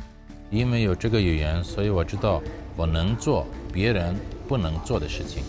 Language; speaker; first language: Chinese; non-native, fluent; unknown